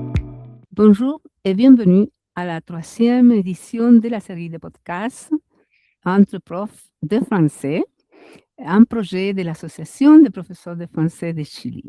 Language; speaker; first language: French; non-native, fluent; Spanish